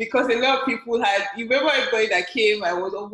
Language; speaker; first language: English; non-native, local second language; Yoruba